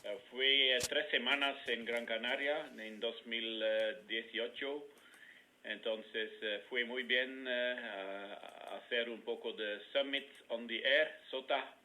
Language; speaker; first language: Spanish; non-native, learner; Dutch